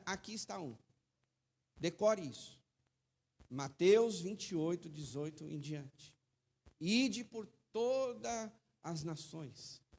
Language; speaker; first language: Portuguese; native; Portuguese